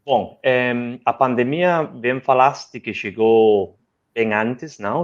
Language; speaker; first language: Portuguese; non-native, learner; Spanish